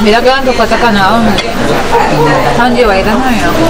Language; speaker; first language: Japanese; native; Japanese